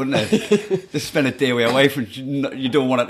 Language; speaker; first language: English; native; English